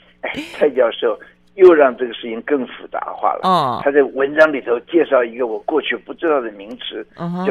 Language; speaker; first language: Chinese; native; Chinese